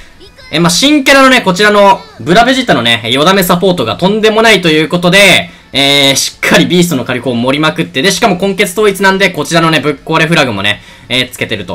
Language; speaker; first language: Japanese; native; Japanese